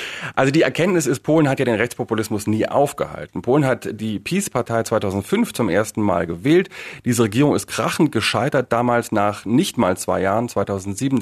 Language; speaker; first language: German; native; German